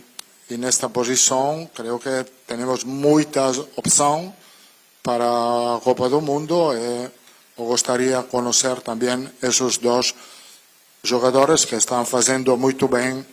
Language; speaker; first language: Portuguese; non-native, learner; Italian